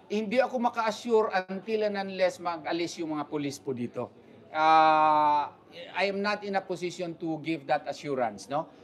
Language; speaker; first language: Filipino; non-native, local second language; Cebuano